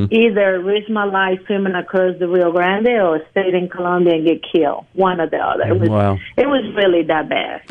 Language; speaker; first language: English; non-native, fluent; Spanish